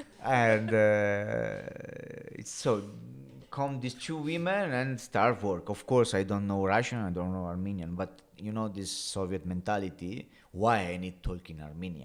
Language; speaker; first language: English; non-native, learner; Italian